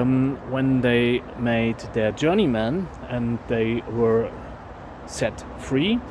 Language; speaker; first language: English; non-native, fluent; German